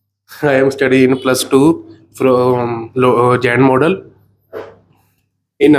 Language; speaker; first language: English; non-native, learner; Punjabi